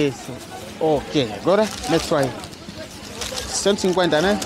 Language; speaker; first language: Portuguese; non-native, learner; Vietnamese